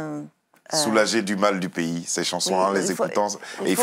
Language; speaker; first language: French; native; French